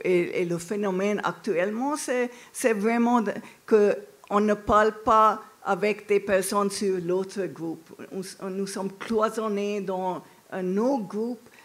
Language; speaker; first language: French; non-native, fluent; English